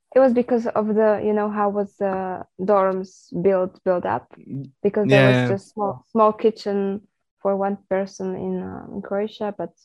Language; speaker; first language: English; non-native, fluent; Slovak